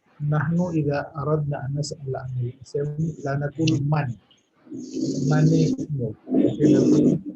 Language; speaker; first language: Arabic; non-native, fluent; Indonesian